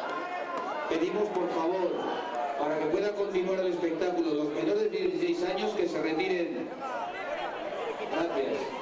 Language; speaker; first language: Spanish; native; Spanish